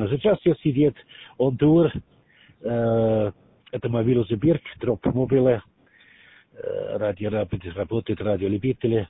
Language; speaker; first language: Russian; non-native, learner; German